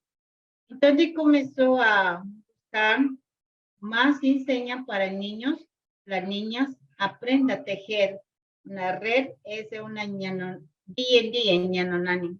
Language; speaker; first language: Spanish; non-native, local second language; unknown